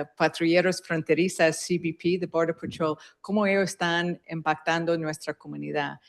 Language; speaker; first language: Spanish; early bilingual, heritage; Spanish